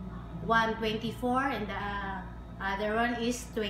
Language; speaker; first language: English; non-native, learner; Hiligaynon